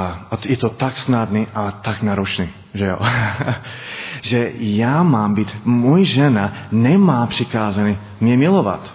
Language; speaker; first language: Czech; non-native, learner; English